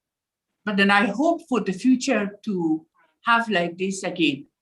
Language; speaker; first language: English; non-native, learner; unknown